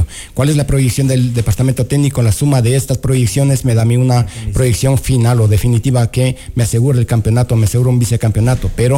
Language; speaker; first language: Spanish; native; Spanish